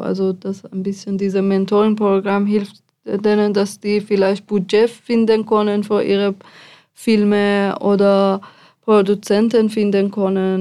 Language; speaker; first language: German; non-native, fluent; Persian